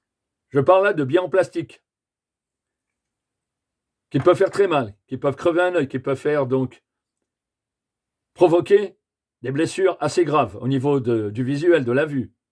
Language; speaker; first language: French; native; French